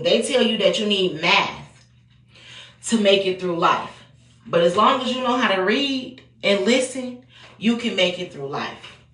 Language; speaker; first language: English; native; English